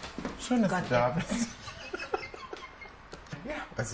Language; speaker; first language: German; native; German